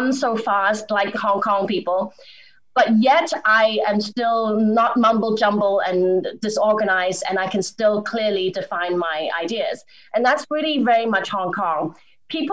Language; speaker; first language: English; native; English